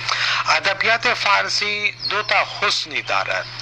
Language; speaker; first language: Persian; non-native, fluent; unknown